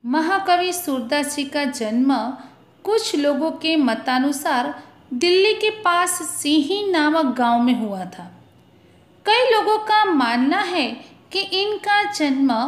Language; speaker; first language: Hindi; non-native, local second language; Gujarati